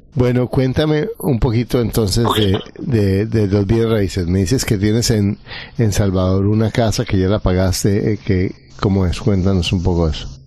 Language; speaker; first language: Spanish; native; Spanish